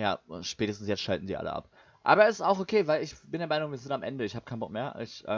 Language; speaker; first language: German; native; German